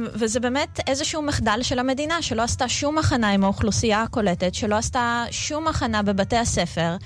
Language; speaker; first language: Hebrew; early bilingual, other home language; Russian